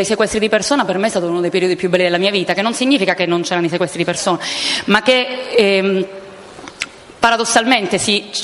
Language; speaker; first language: Italian; native; Italian